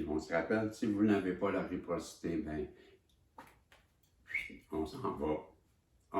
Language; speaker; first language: French; native; French